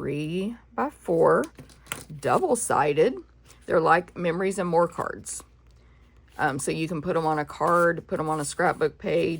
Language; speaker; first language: English; native; English